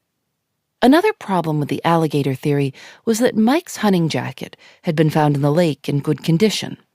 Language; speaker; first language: English; native; English